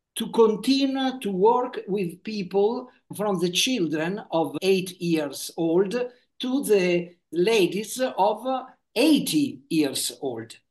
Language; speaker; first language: English; non-native, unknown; Italian